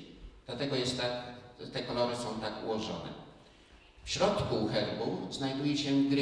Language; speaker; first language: Polish; native; Polish